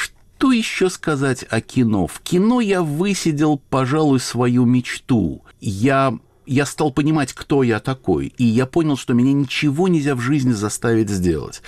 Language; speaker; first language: Russian; native; Russian